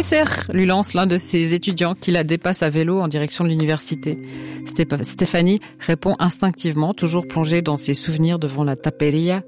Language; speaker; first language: French; native; French